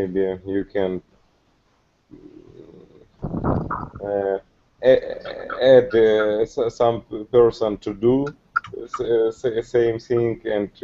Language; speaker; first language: English; non-native, learner; Russian